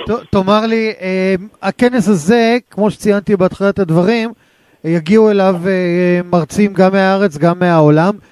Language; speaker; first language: Hebrew; native; Hebrew